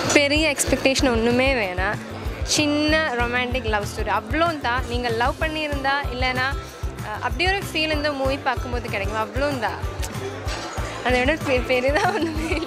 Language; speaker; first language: Tamil; non-native, local second language; Malayalam